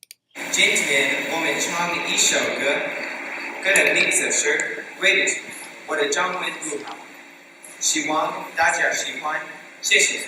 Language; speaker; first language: Chinese; non-native, learner; English